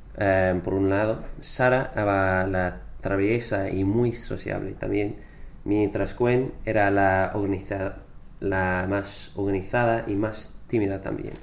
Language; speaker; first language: Spanish; non-native, fluent; English